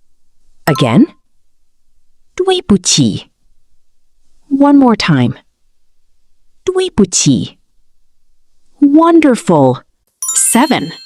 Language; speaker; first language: Chinese; non-native, learner; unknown